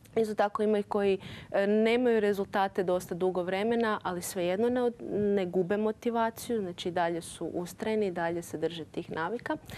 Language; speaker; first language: Croatian; native; Croatian